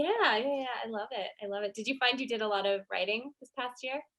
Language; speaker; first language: English; native; English